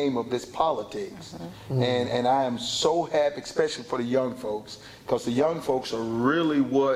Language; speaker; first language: English; native; English